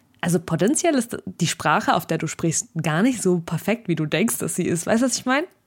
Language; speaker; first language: German; early bilingual, other home language; Russian